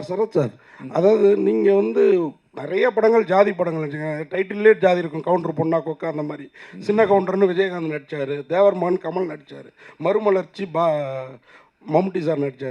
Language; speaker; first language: Tamil; native; Tamil